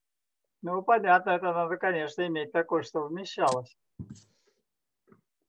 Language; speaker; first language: Russian; native; Russian